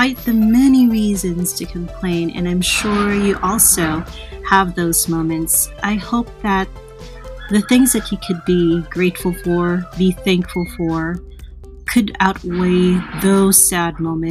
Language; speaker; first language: English; non-native, local second language; Filipino